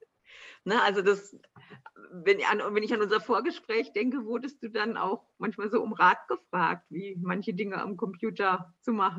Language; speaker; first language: German; native; German